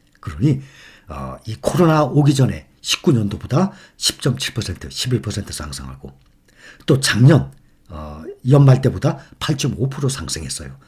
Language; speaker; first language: Korean; native; Korean